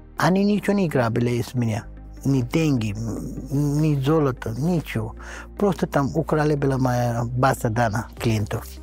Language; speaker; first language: Russian; non-native, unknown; Hindi